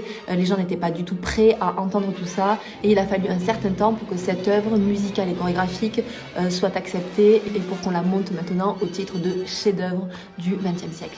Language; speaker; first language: French; native; French